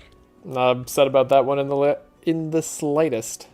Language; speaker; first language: English; native; English